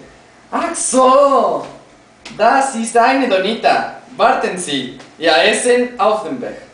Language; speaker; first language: German; non-native, learner; Spanish